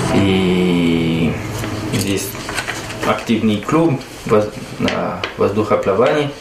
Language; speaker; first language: Russian; non-native, learner; French